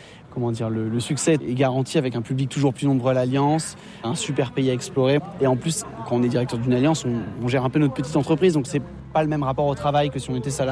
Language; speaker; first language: French; native; French